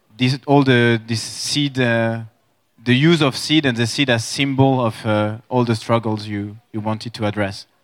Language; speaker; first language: English; non-native, fluent; French